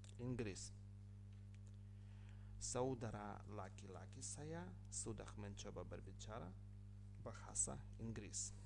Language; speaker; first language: Indonesian; non-native, fluent; Ukrainian